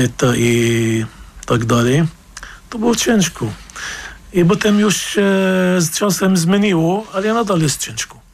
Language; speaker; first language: Polish; non-native, fluent; Arabic